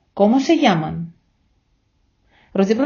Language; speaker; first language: Spanish; non-native, fluent; Ukrainian